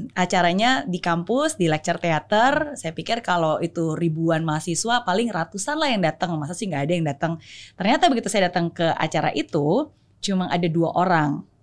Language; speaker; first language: Indonesian; native; Indonesian